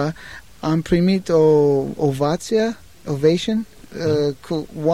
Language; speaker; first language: Romanian; non-native, learner; English